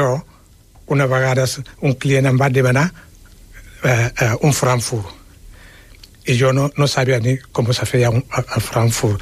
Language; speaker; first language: Catalan; non-native, fluent; Wolof